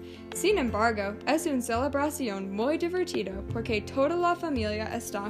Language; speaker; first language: Spanish; non-native, learner; English